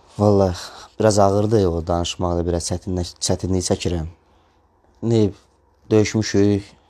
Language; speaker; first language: Azerbaijani; non-native, local second language; Russian